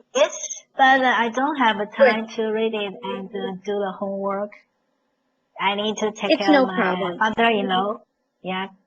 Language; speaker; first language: English; non-native, learner; Chinese